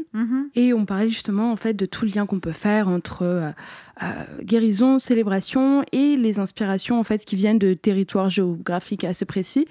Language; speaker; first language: French; native; French